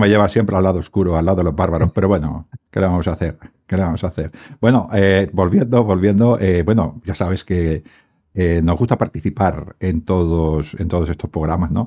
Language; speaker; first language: Spanish; native; Spanish